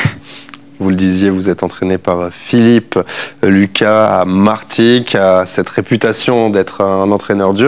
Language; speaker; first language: French; native; French